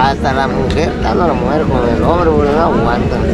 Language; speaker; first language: Spanish; native; Spanish